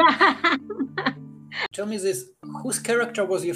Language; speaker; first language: English; non-native, fluent; Ukrainian